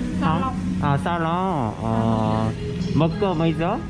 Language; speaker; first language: Vietnamese; non-native, learner; Korean